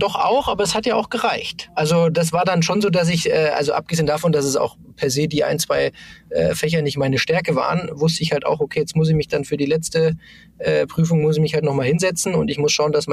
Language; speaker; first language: German; native; German